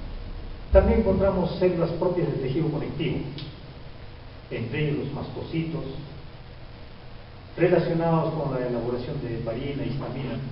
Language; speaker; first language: Spanish; native; Spanish